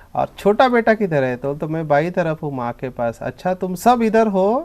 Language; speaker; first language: Hindi; non-native, local second language; Marathi